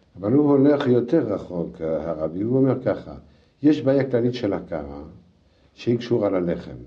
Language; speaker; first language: Hebrew; non-native, fluent; French